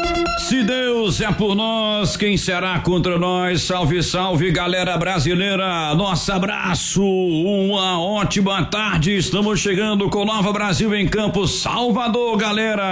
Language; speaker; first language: Portuguese; native; Portuguese